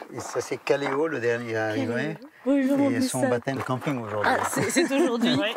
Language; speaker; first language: French; non-native, local second language; Arabic